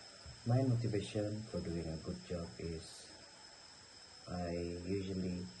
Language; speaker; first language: English; non-native, learner; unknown